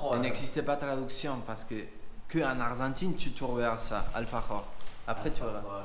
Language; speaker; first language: French; non-native, learner; Spanish